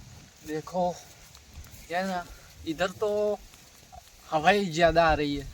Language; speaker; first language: Hindi; non-native, local second language; Gujarati